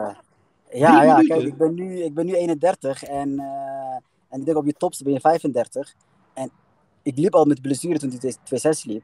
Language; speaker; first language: Dutch; early bilingual, other home language; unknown